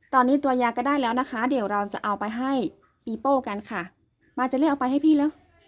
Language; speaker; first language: Thai; non-native, local second language; S'gaw Karen